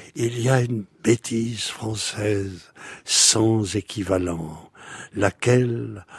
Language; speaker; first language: French; native; French